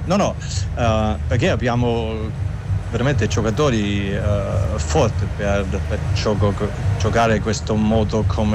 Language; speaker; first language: Italian; non-native, fluent; German